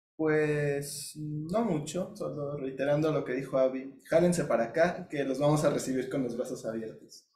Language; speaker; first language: Spanish; native; Spanish